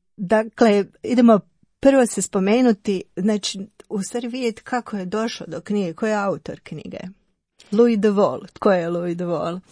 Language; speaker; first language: Croatian; native; Croatian